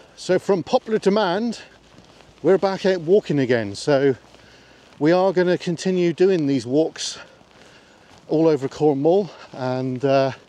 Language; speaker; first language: English; native; English